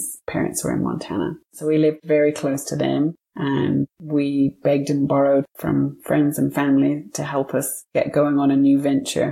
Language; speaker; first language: English; native; English